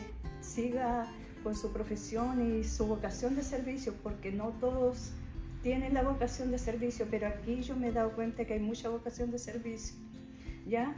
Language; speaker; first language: Spanish; native; Spanish